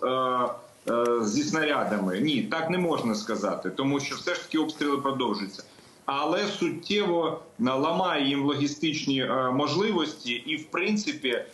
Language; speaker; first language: Ukrainian; native; Ukrainian